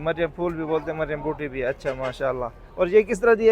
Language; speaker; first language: Hindi; native; Hindi